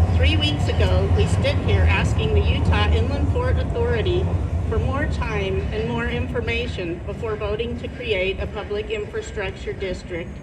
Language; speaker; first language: English; native; English